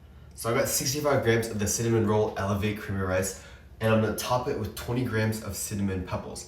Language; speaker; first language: English; native; English